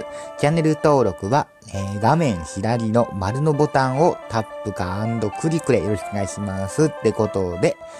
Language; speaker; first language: Japanese; native; Japanese